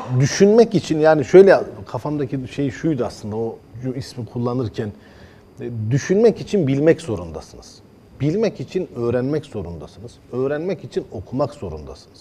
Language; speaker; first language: Turkish; early bilingual, heritage; Turkish